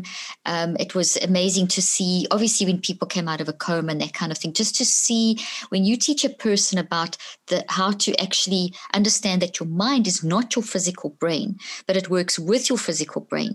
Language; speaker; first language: English; native; English